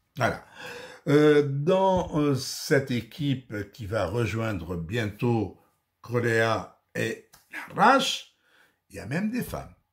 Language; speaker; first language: French; non-native, local second language; Arabic